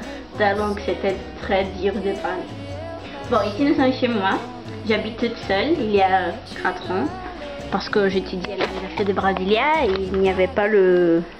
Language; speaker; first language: French; non-native, learner; Portuguese